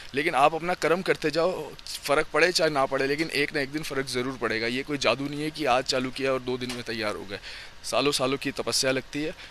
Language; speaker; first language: Hindi; native; Hindi